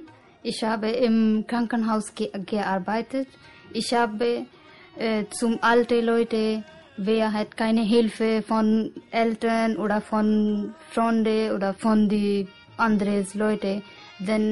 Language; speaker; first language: German; non-native, learner; Punjabi